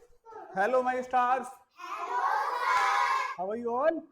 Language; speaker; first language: English; non-native, local second language; Hindi